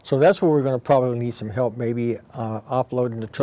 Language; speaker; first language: English; native; English